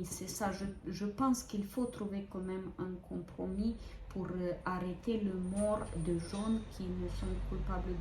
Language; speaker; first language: French; non-native, fluent; Ukrainian